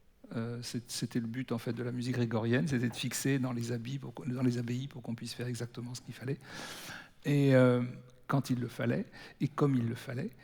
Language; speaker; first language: French; native; French